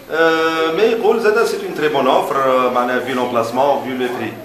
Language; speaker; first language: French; non-native, local second language; Arabic